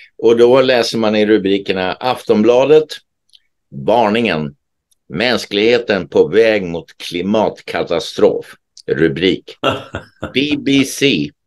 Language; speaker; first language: Swedish; native; Swedish